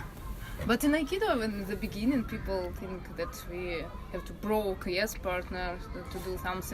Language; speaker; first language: English; non-native, learner; Russian